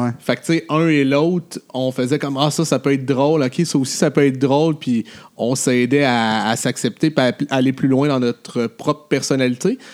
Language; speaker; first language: French; native; French